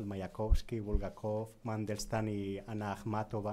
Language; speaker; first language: Catalan; native; Catalan